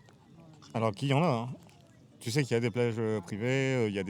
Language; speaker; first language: French; native; French